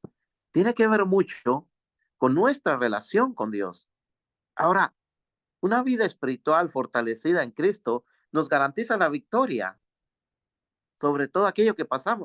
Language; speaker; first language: Spanish; native; Spanish